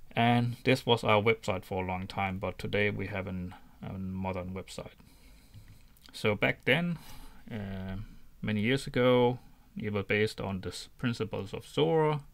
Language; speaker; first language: English; non-native, fluent; Danish